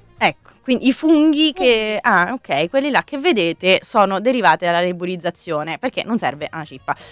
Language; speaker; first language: Italian; native; Italian